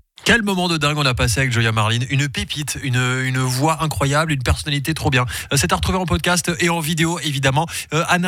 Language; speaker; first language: French; native; French